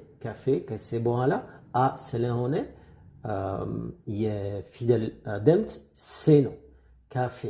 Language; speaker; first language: Amharic; non-native, fluent; French